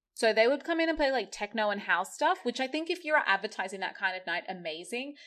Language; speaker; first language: English; native; English